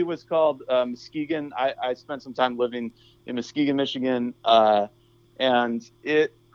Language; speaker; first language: English; native; English